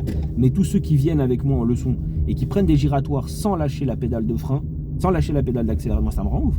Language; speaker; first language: French; native; French